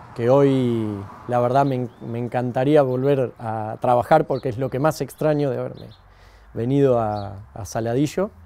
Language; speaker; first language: Spanish; native; Spanish